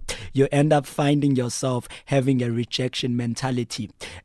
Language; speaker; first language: English; non-native, local second language; Xhosa